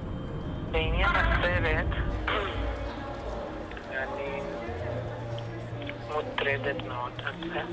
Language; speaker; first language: Hebrew; non-native, fluent; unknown